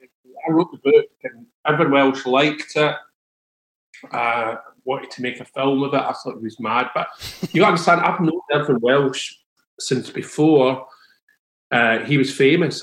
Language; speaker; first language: English; native; English